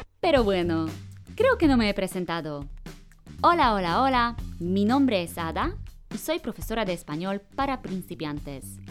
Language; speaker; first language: Spanish; non-native, fluent; Polish